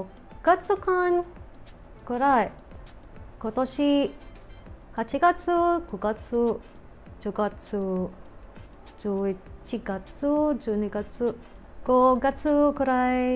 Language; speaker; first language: Japanese; non-native, learner; Filipino